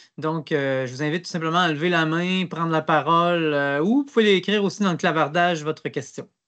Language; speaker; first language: French; native; French